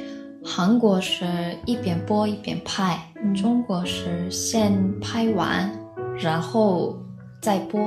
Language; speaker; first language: Chinese; non-native, learner; Korean